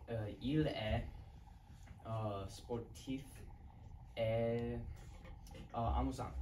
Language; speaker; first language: French; non-native, learner; English